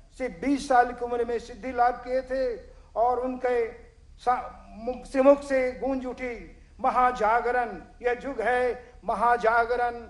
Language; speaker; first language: Hindi; non-native, local second language; Bangla